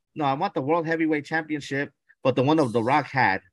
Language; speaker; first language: English; early bilingual, other home language; Spanish